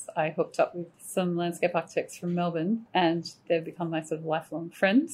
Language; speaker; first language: English; native; English